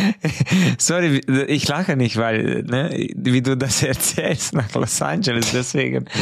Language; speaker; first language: German; non-native, fluent; Hungarian